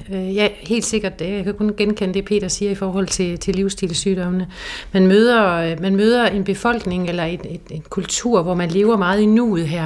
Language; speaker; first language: Danish; native; Danish